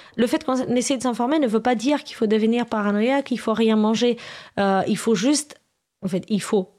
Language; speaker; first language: French; non-native, fluent; Romanian